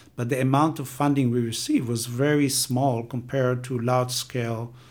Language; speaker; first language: English; non-native, fluent; Hebrew